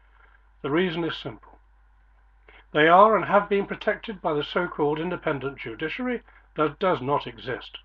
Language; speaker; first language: English; native; English